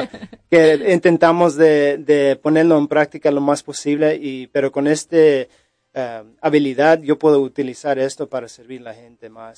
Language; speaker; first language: Spanish; early bilingual, heritage; Spanish